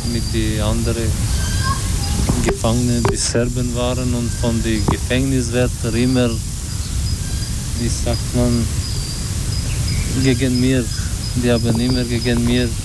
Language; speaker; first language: German; non-native, learner; Albanian